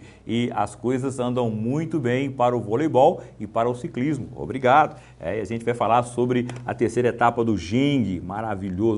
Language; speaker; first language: Portuguese; native; Portuguese